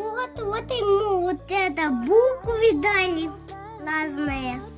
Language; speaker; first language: Russian; non-native, learner; Tajik